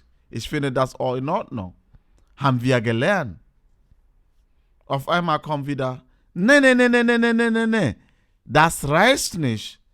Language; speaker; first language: German; non-native, learner; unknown